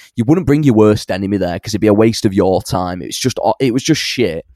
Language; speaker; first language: English; native; English